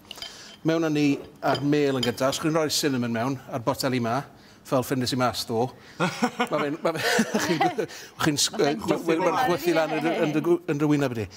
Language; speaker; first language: Welsh; native; Welsh